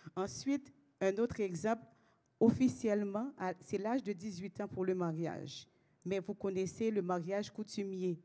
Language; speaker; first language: French; native; French